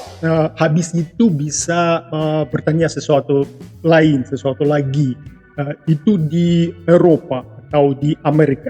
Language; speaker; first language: Indonesian; non-native, fluent; Russian